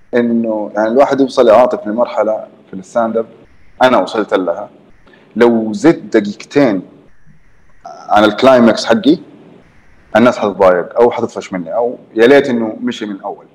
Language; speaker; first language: Arabic; native; Arabic